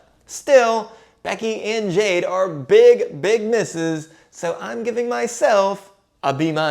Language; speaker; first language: English; native; English